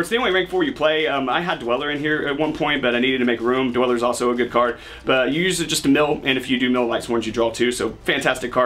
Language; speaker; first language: English; native; English